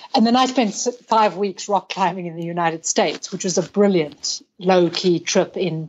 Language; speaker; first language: English; native; English